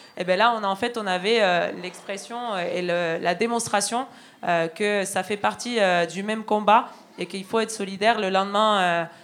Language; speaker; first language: French; non-native, fluent; Spanish